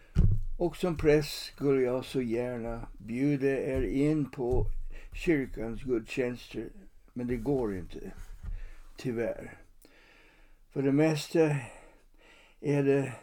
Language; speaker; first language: Swedish; non-native, fluent; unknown